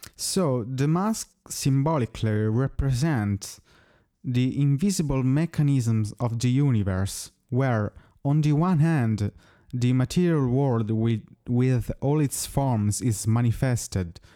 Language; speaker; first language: English; non-native, fluent; Italian